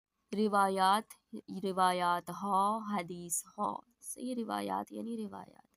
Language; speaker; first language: Persian; non-native, fluent; Urdu